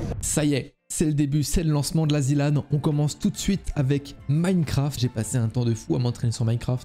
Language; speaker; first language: French; native; French